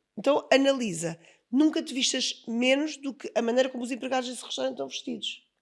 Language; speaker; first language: Portuguese; native; Portuguese